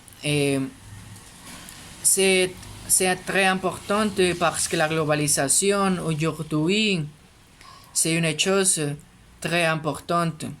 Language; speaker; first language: French; non-native, learner; Spanish